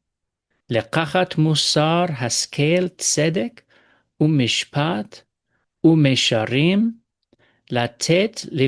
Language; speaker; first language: Hebrew; non-native, learner; English